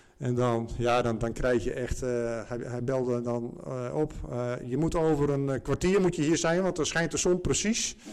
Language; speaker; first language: Dutch; native; Dutch